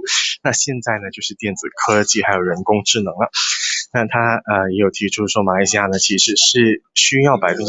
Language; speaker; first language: Chinese; native; Chinese